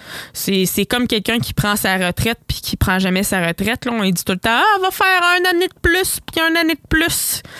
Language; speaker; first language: French; native; French